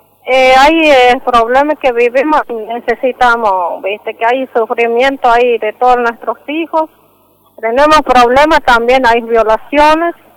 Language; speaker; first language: Spanish; non-native, local second language; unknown